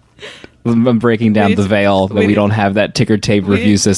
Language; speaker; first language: English; native; English